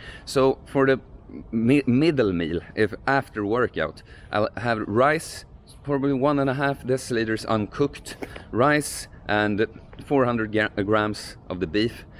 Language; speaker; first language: English; non-native, fluent; Swedish